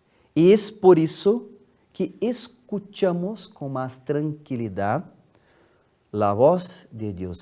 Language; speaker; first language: Spanish; non-native, fluent; Portuguese